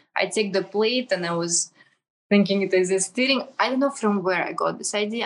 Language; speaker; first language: English; non-native, fluent; Kazakh